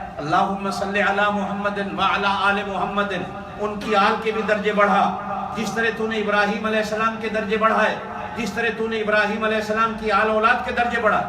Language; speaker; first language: Urdu; non-native, local second language; Pashto